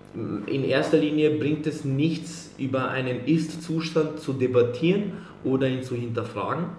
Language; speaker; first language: German; early bilingual, other home language; Serbian